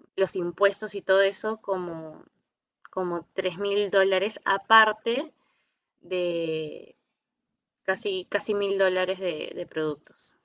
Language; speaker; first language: Spanish; native; Spanish